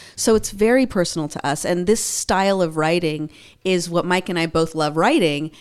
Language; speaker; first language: English; early bilingual, other home language; Spanish